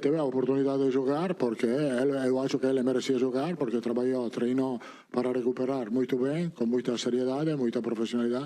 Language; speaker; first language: Portuguese; non-native, learner; Italian